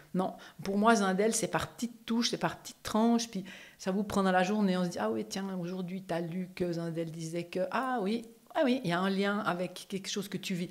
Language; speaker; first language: French; native; French